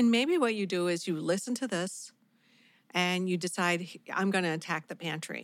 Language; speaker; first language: English; native; English